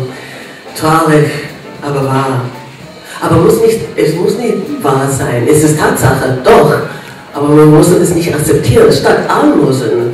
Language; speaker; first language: German; non-native, fluent; English